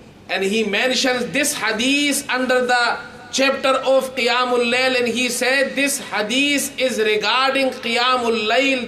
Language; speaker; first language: English; non-native, local second language; Urdu